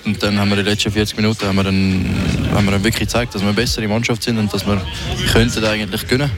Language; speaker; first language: German; non-native, local second language; French